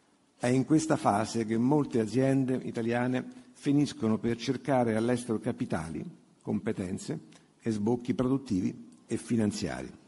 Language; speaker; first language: Italian; native; Italian